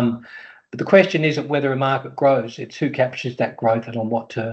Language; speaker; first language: English; native; English